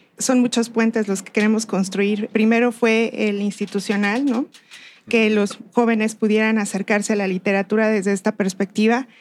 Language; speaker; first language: Spanish; native; Spanish